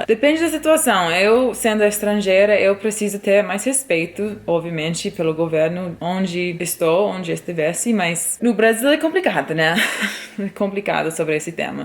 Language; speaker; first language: Portuguese; non-native, fluent; English